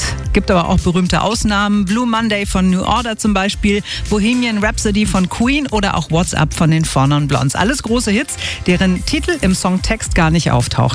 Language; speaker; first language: German; native; German